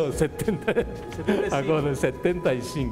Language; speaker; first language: Portuguese; non-native, learner; Japanese